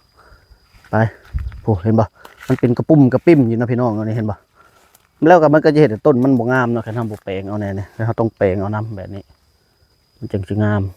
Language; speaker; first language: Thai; non-native, local second language; Lao